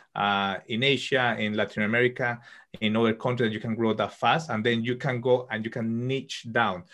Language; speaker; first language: English; non-native, fluent; Spanish